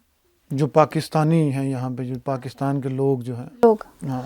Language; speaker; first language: Urdu; native; Urdu